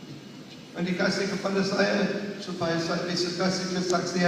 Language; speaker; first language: Indonesian; non-native, learner; English